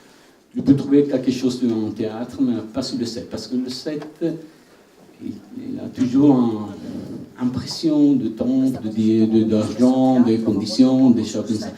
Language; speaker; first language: French; non-native, learner; Italian